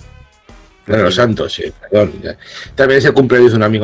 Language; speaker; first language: Spanish; native; Spanish